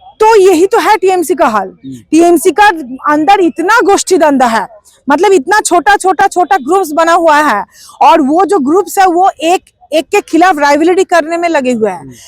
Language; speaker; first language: Hindi; non-native, local second language; Bangla